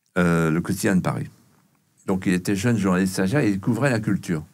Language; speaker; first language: French; native; French